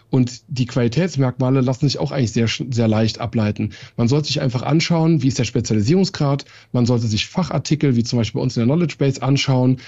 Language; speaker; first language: German; early bilingual, other home language; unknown